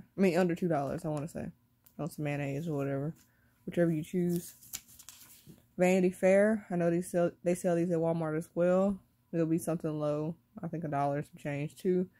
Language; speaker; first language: English; native; English